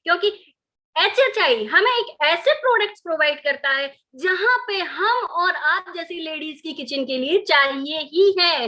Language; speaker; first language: Hindi; native; Hindi